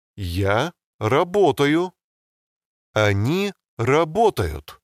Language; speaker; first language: Russian; non-native, learner; English